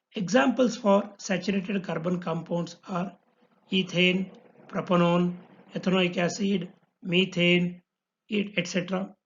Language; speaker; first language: English; non-native, local second language; Kannada